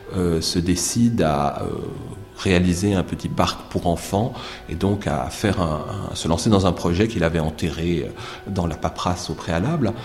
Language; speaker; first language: French; native; French